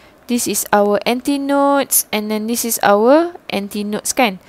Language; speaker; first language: English; non-native, local second language; Malay